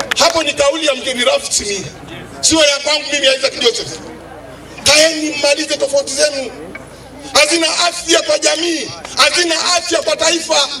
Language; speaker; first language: Swahili; non-native, local second language; Masai